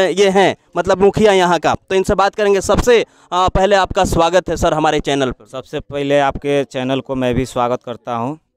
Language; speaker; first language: Hindi; native; Hindi